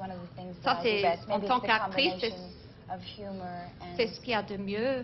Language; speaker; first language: French; non-native, learner; English